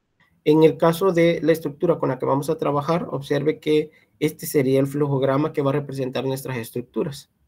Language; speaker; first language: Spanish; native; Spanish